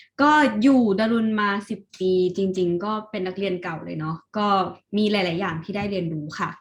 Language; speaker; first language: Thai; native; Thai